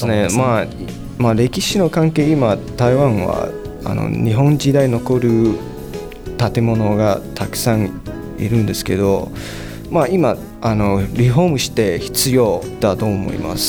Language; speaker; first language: Japanese; non-native, learner; Chinese